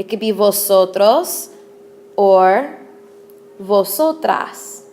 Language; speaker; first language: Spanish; non-native, fluent; English